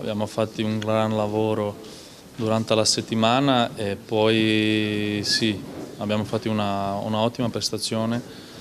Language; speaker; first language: Italian; non-native, fluent; Croatian